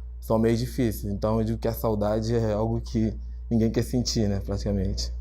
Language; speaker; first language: Portuguese; native; Portuguese